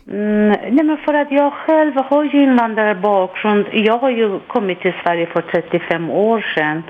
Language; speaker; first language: Swedish; non-native, fluent; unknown